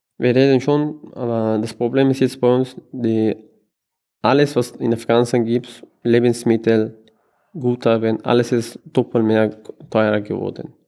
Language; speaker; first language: German; non-native, learner; Persian